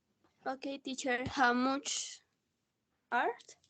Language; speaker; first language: English; non-native, learner; Spanish